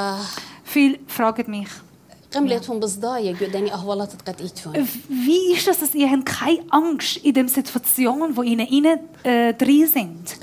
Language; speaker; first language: German; non-native, learner; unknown